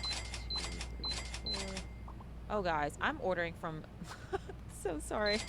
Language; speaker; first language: English; native; English